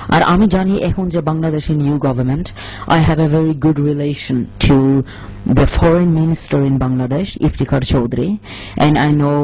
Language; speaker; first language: Bangla; early bilingual, heritage; Bangla